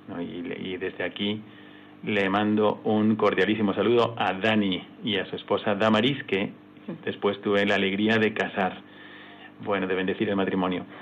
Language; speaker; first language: Spanish; native; Spanish